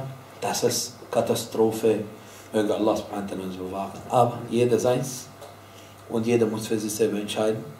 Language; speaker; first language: German; non-native, fluent; Arabic